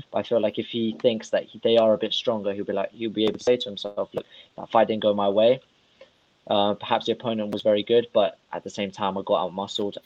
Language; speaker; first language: English; non-native, fluent; Russian